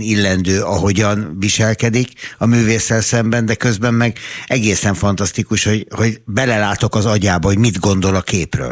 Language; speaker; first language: Hungarian; native; Hungarian